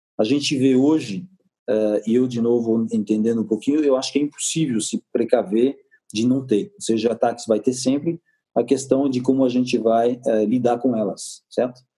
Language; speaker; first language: Portuguese; non-native, fluent; French